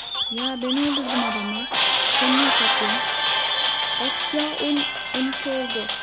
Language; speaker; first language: Turkish; native; Turkish